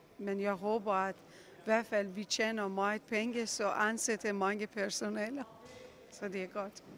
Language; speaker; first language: Danish; non-native, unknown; Persian